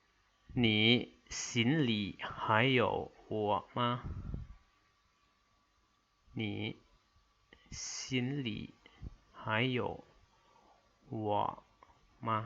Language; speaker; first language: Chinese; non-native, fluent; Lao